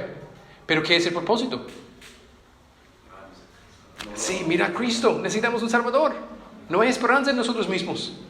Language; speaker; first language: Spanish; non-native, fluent; English